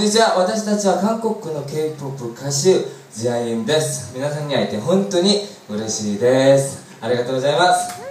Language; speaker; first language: Japanese; non-native, learner; Korean